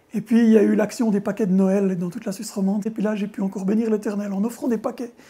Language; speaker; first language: French; native; French